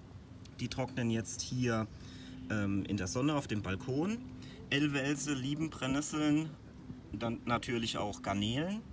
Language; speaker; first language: German; native; German